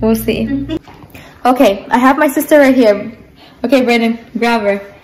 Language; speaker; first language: English; early bilingual, other home language; Spanish